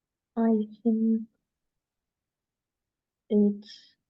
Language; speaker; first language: English; non-native, learner; Russian